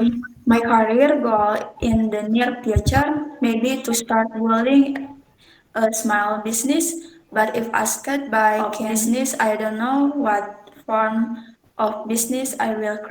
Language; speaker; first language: English; non-native, learner; Indonesian